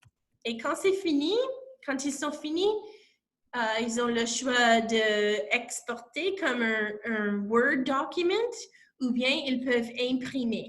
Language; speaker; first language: French; non-native, local second language; English